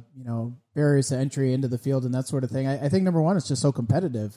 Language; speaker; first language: English; native; English